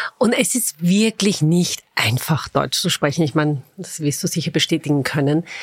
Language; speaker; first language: German; native; German